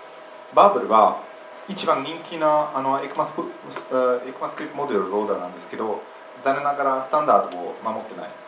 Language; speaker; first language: Japanese; non-native, fluent; English